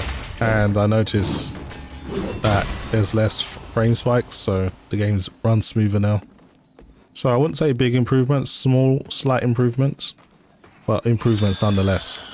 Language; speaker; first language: English; native; English